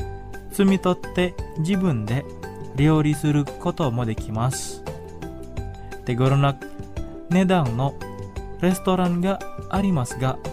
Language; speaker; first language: Japanese; non-native, fluent; Indonesian